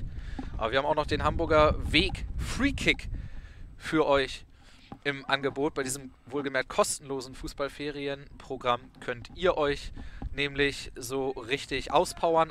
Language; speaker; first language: German; native; German